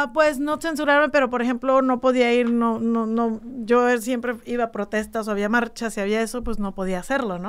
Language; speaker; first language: Spanish; native; Spanish